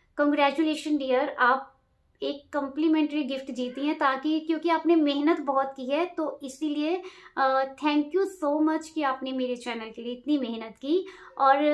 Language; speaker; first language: Hindi; native; Hindi